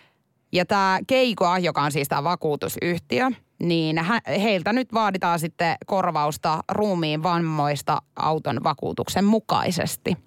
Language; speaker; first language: Finnish; native; Finnish